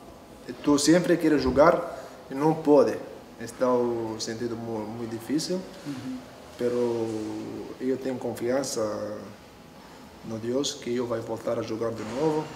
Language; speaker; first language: Portuguese; non-native, learner; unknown